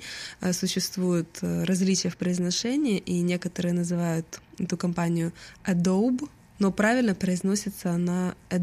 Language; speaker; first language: Russian; native; Russian